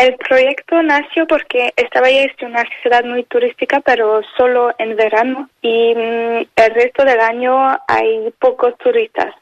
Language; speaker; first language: Spanish; non-native, fluent; French